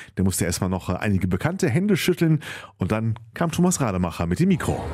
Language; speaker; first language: German; native; German